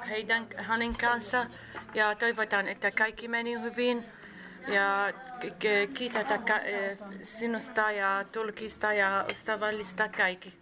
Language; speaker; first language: Finnish; non-native, learner; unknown